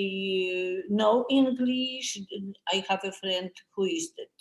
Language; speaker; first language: English; non-native, learner; Polish